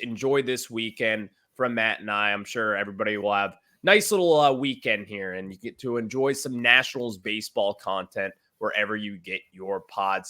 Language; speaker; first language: English; native; English